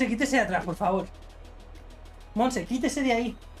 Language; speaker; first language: Spanish; non-native, learner; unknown